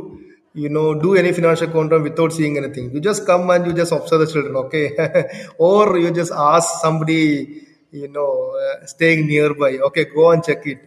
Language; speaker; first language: English; non-native, local second language; Malayalam